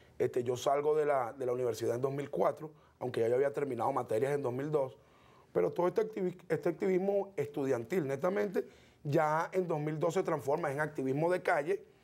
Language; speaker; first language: Spanish; native; Spanish